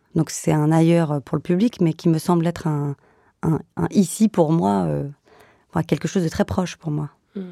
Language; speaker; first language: French; native; French